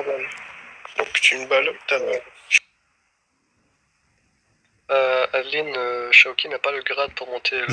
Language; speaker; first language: French; native; French